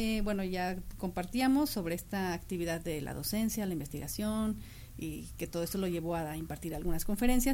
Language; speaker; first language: Spanish; native; Spanish